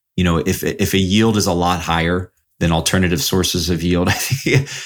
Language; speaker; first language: English; native; English